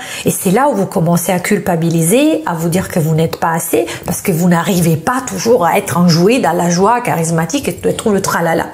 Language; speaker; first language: French; non-native, fluent; Italian